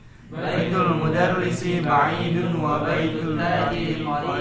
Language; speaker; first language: Arabic; non-native, learner; Indonesian